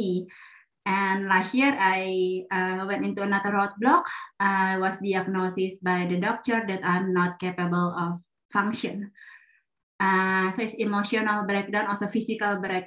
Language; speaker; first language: English; non-native, fluent; Indonesian